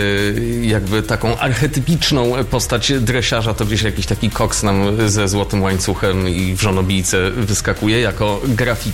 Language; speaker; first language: Polish; native; Polish